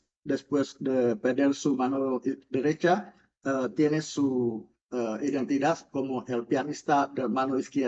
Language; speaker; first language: Spanish; non-native, fluent; Indonesian